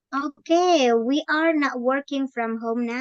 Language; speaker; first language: English; non-native, fluent; Indonesian